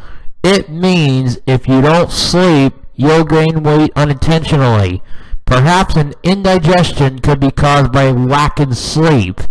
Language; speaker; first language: English; native; English